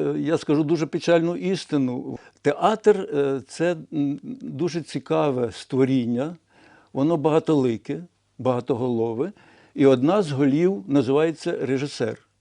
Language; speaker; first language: Ukrainian; non-native, local second language; Russian